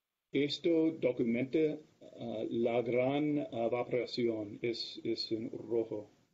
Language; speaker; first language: Spanish; non-native, learner; English